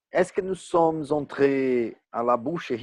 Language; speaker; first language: French; non-native, learner; Portuguese